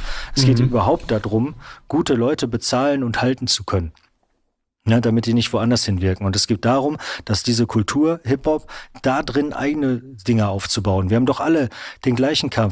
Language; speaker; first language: German; native; German